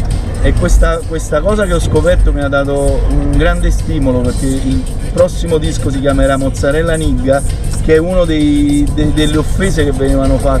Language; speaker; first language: Italian; native; Italian